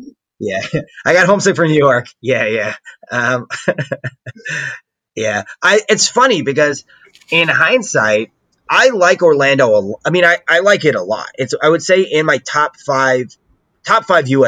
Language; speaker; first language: English; native; English